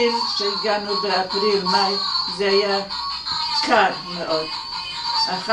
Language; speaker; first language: Hebrew; non-native, fluent; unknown